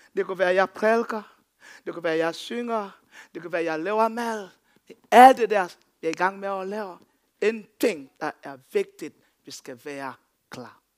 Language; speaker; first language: Danish; non-native, fluent; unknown